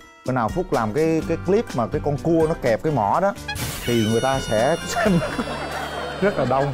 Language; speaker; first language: Vietnamese; native; Vietnamese